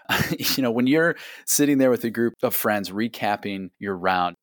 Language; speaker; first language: English; native; English